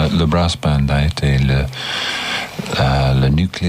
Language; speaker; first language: French; non-native, learner; English